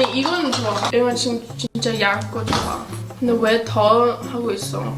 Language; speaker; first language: Korean; early bilingual, heritage; English